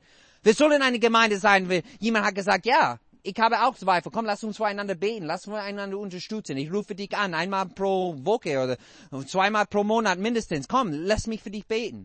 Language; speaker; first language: German; non-native, fluent; English